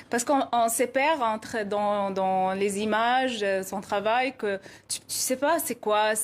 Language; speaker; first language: French; non-native, fluent; Arabic